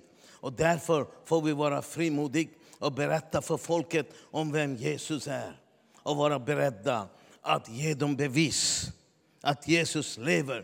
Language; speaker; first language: Swedish; non-native, fluent; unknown